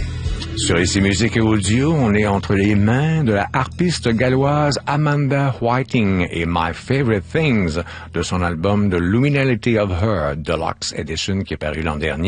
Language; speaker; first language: French; native; French